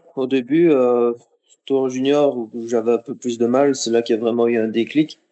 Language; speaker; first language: French; native; French